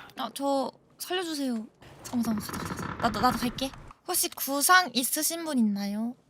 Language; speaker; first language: Korean; native; Korean